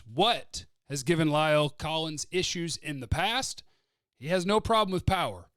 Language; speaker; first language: English; native; English